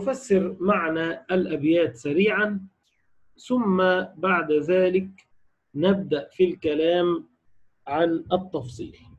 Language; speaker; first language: Arabic; native; Arabic